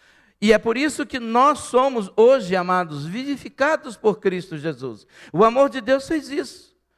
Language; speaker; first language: Portuguese; native; Portuguese